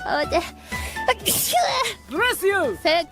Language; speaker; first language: Japanese; native; Japanese